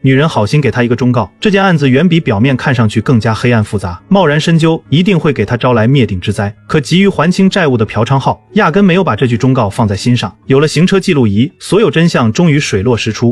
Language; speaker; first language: Chinese; native; Chinese